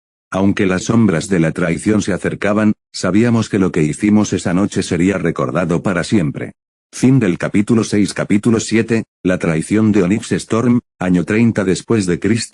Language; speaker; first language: Spanish; native; Spanish